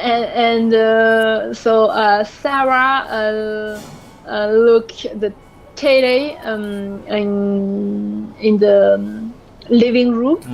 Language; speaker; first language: English; non-native, learner; French